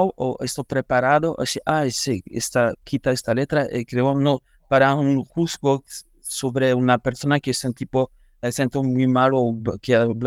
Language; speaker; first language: Spanish; non-native, learner; French